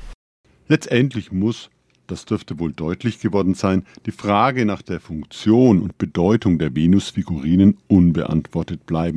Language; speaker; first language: German; native; German